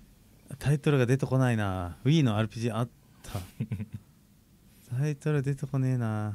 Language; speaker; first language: Japanese; native; Japanese